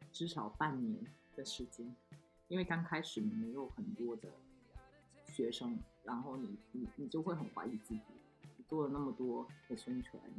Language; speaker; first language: Chinese; non-native, local second language; Cantonese